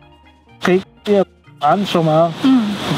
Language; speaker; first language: Danish; non-native, learner; Swahili